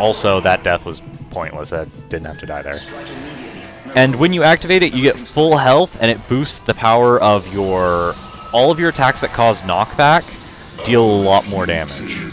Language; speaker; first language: English; native; English